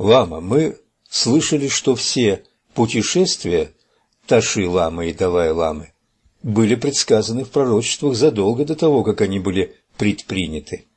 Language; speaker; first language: Russian; native; Russian